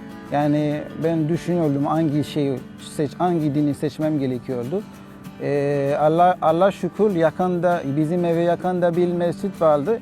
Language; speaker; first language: Turkish; non-native, learner; Haitian Creole